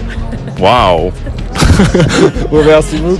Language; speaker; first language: French; native; French